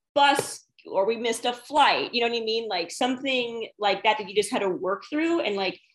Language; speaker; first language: English; native; English